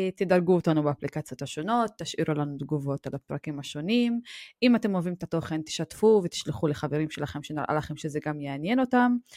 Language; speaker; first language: Hebrew; non-native, local second language; Arabic